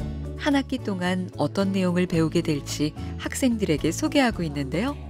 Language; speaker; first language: Korean; native; Korean